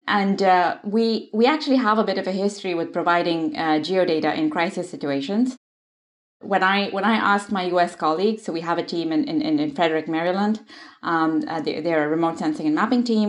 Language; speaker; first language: English; non-native, local second language; Odia